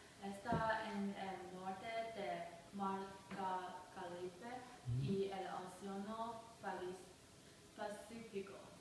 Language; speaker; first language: Spanish; non-native, learner; English